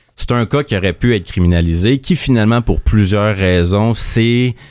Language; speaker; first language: French; native; French